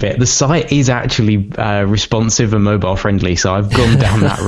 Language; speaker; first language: English; native; English